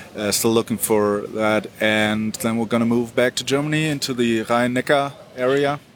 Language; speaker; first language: English; non-native, fluent; German